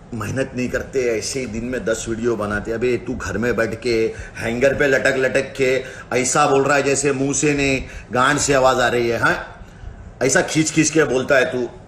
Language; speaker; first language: Hindi; non-native, local second language; Urdu